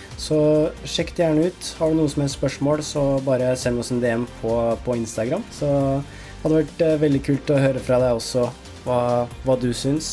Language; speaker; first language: Norwegian; native; Norwegian